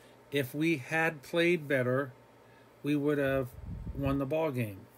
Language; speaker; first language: English; native; English